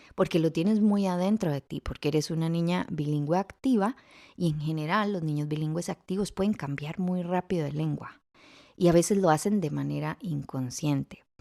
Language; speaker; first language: Spanish; native; Spanish